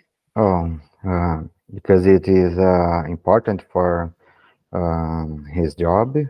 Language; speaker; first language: English; non-native, learner; Portuguese